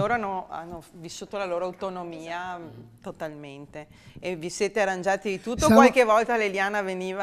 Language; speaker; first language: Italian; native; Italian